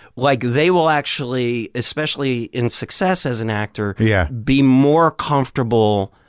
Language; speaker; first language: English; native; English